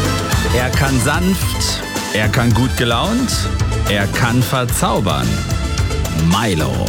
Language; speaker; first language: German; native; German